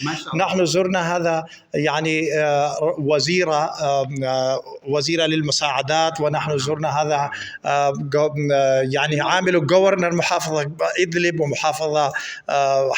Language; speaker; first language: Arabic; non-native, fluent; Pashto